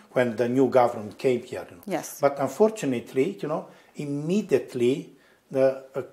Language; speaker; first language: English; non-native, fluent; Romanian